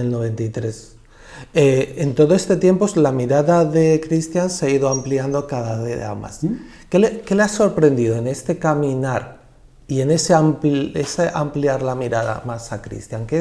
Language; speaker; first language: Spanish; native; Spanish